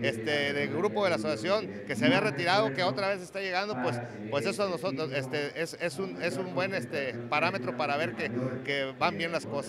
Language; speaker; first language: Spanish; native; Spanish